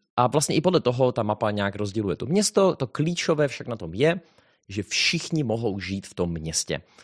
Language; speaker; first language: Czech; native; Czech